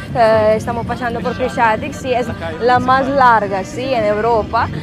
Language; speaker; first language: Spanish; early bilingual, other home language; Ukrainian